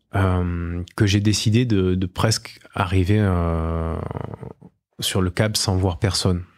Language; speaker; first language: French; native; French